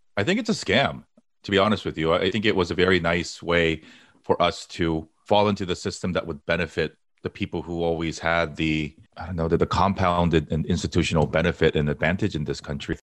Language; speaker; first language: English; early bilingual, other home language; Korean